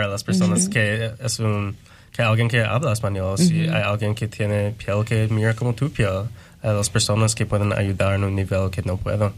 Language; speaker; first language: Spanish; non-native, learner; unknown